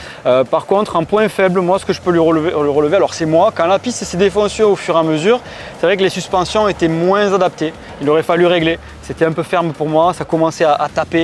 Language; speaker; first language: French; native; French